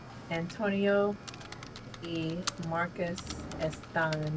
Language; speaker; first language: Spanish; non-native, learner; English